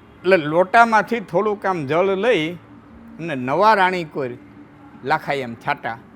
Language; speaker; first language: Gujarati; non-native, local second language; Kachhi